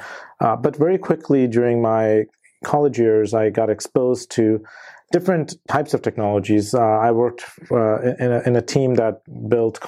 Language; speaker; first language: English; native; English